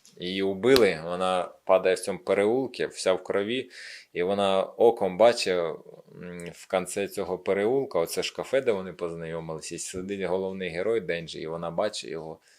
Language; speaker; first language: Ukrainian; non-native, local second language; Russian